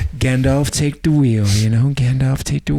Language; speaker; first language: English; native; English